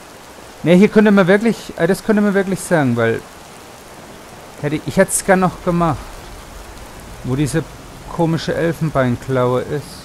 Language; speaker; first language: German; native; German